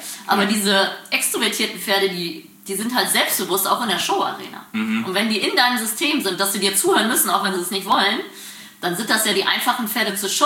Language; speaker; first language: German; native; German